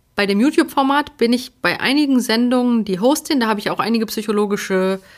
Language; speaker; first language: German; early bilingual, other home language; Polish